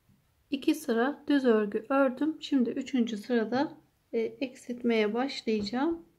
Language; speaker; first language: Turkish; native; Turkish